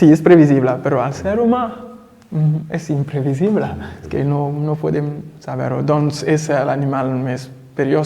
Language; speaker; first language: Catalan; non-native, fluent; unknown